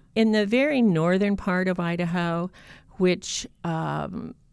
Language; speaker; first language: English; native; English